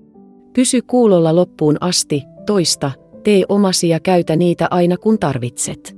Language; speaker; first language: Finnish; non-native, fluent; Vietnamese